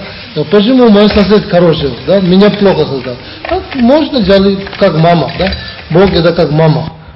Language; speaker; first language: Russian; non-native, learner; Tibetan